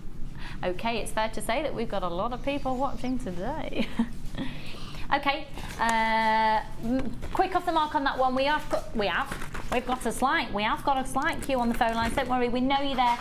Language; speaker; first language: English; native; English